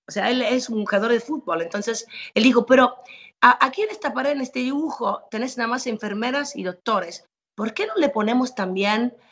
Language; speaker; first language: Spanish; non-native, fluent; Italian